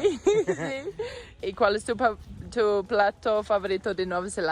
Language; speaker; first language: Spanish; non-native, learner; English